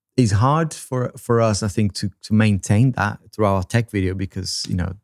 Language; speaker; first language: English; non-native, fluent; Portuguese